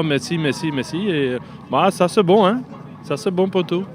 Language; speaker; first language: French; non-native, learner; Dutch